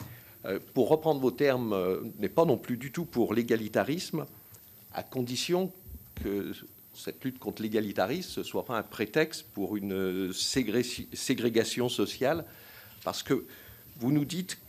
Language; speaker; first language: French; native; French